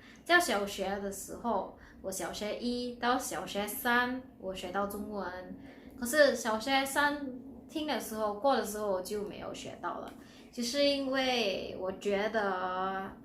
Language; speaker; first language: Chinese; non-native, local second language; Filipino